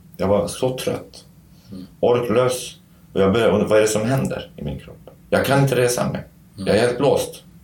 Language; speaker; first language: Swedish; non-native, fluent; Kurdish